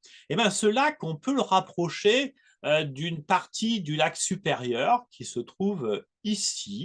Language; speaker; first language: French; native; French